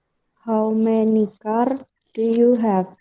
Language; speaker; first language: English; non-native, learner; Indonesian